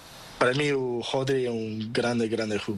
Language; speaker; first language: Spanish; non-native, learner; Portuguese